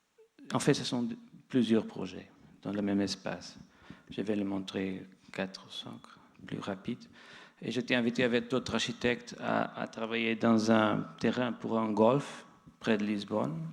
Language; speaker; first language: French; non-native, fluent; Portuguese